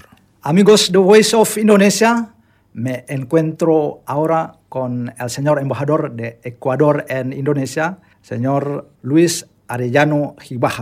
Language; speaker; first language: Spanish; non-native, fluent; Indonesian